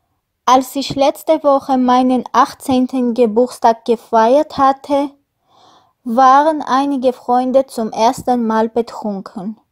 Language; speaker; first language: German; non-native, fluent; Armenian